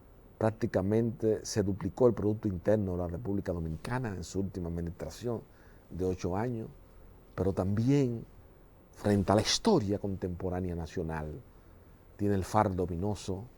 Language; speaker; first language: Spanish; native; Spanish